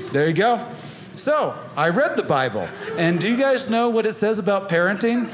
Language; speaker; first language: English; native; English